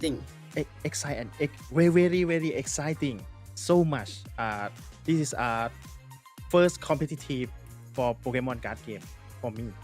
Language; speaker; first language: English; non-native, learner; Thai